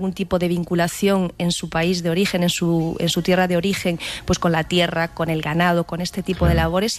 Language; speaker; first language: Spanish; native; Spanish